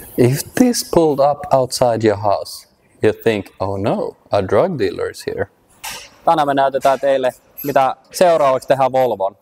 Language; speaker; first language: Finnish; early bilingual, heritage; Finnish